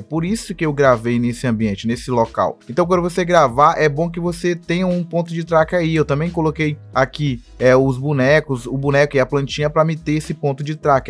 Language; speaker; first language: Portuguese; native; Portuguese